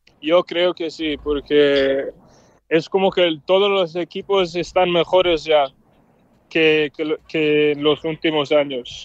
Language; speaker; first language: Spanish; non-native, fluent; Danish